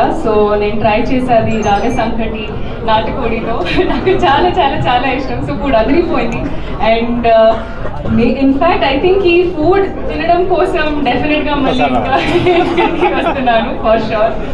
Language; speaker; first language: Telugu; non-native, fluent; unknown